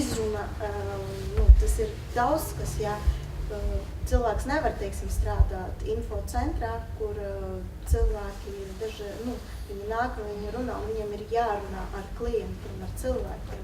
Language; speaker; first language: Latvian; non-native, local second language; Russian